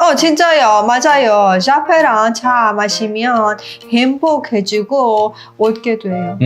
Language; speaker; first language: Korean; non-native, learner; Persian